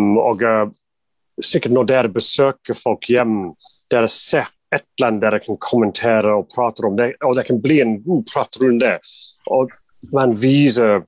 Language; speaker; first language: Norwegian; non-native, fluent; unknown